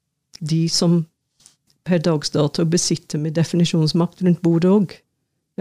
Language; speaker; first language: Norwegian; non-native, fluent; English